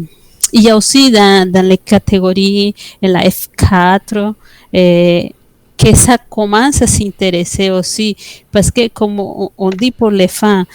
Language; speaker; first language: French; non-native, fluent; Spanish